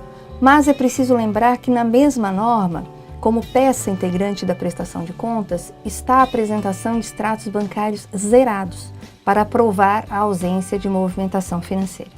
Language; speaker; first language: Portuguese; native; Portuguese